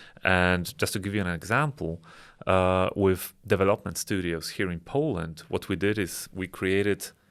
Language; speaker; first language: English; non-native, fluent; Polish